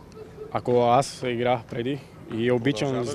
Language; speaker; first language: Bulgarian; non-native, learner; Portuguese